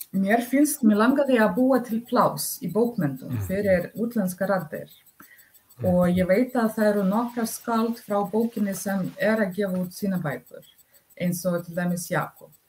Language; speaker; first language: Icelandic; non-native, fluent; Russian